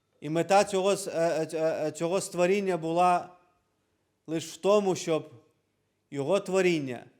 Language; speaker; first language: Ukrainian; non-native, local second language; Crimean Tatar